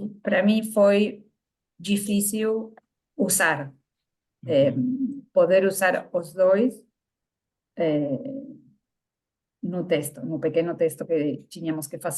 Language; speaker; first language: Portuguese; non-native, learner; Spanish